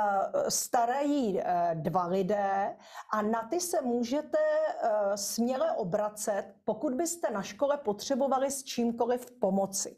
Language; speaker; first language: Czech; native; Czech